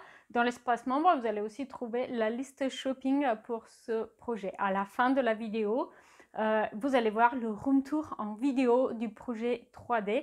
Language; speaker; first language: French; native; French